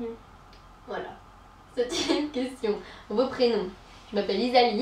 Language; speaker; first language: French; native; French